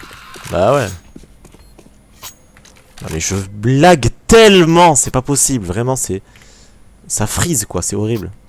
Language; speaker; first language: French; native; French